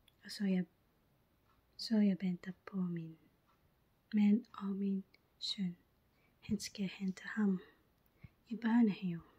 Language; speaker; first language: Danish; non-native, learner; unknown